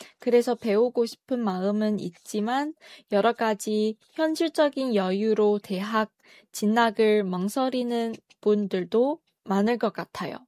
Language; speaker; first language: Korean; non-native, fluent; Chinese